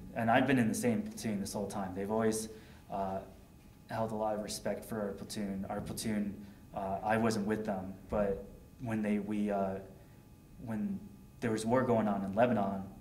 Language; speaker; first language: English; native; English